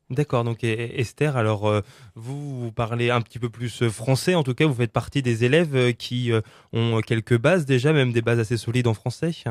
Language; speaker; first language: French; native; French